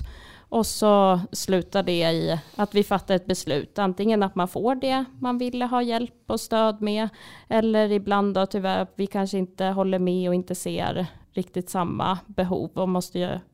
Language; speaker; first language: Swedish; native; Swedish